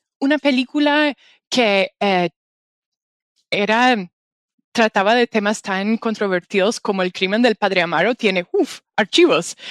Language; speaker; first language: Spanish; non-native, fluent; English